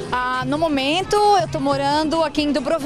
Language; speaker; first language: Portuguese; native; Portuguese